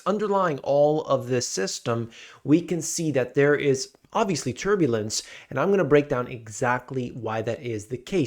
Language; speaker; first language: English; native; English